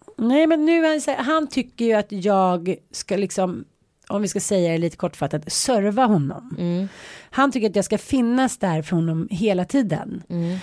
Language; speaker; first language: Swedish; native; Swedish